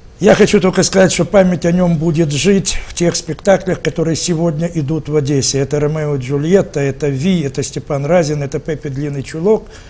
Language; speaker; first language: Russian; native; Russian